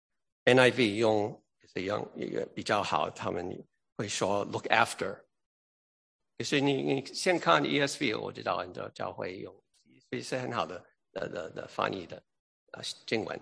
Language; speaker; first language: Chinese; early bilingual, heritage; English